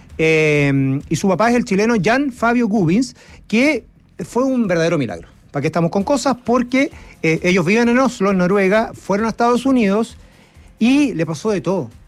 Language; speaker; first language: Spanish; native; Spanish